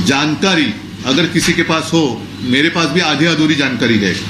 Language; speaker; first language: Hindi; non-native, local second language; Marathi